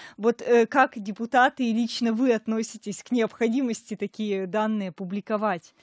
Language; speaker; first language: Russian; native; Russian